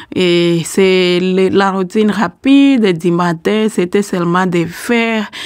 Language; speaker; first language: French; non-native, local second language; Swahili